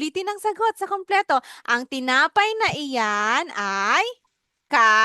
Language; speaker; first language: Filipino; native; Filipino